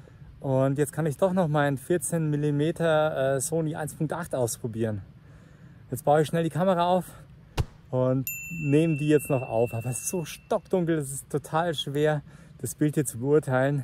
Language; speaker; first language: German; native; German